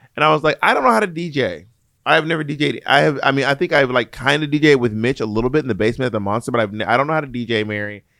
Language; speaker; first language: English; native; English